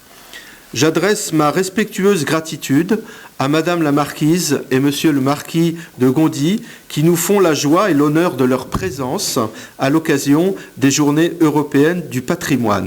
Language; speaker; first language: French; native; French